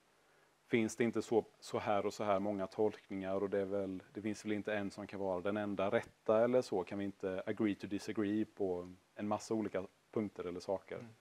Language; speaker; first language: Swedish; native; Swedish